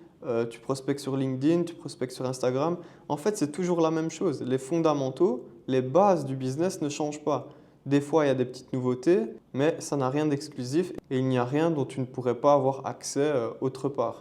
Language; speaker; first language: French; native; French